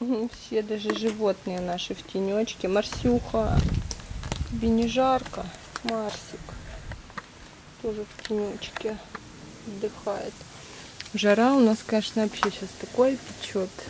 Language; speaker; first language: Russian; native; Russian